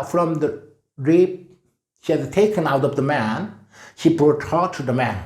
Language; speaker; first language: English; non-native, fluent; Korean